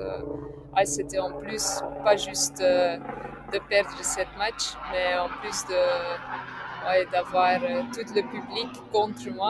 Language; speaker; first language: French; non-native, local second language; Dutch